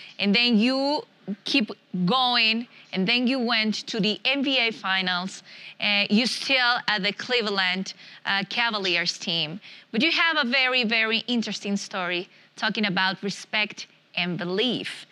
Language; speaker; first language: English; non-native, fluent; Spanish